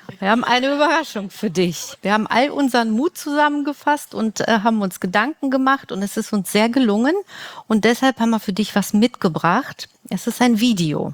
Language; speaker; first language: German; native; German